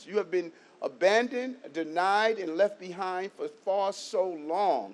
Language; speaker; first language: English; native; English